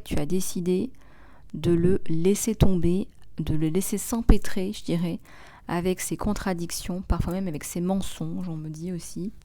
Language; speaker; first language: French; native; French